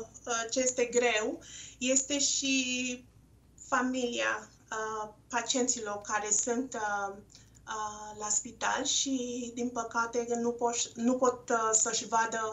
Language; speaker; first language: Romanian; non-native, local second language; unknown